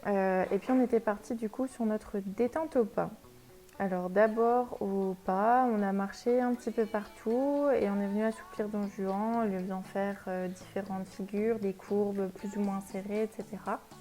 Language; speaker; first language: French; native; French